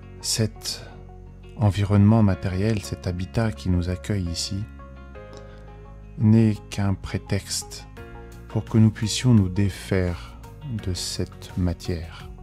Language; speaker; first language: French; native; French